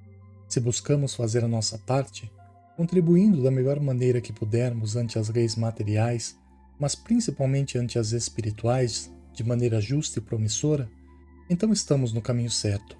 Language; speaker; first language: Portuguese; native; Portuguese